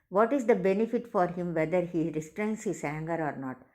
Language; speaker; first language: English; non-native, local second language; Tamil